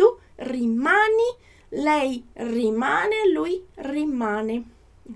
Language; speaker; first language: Italian; non-native, fluent; Portuguese